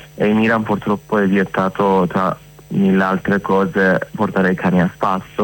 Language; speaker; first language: Italian; non-native, fluent; Persian